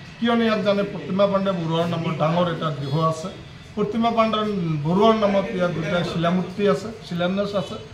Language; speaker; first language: Assamese; native; Assamese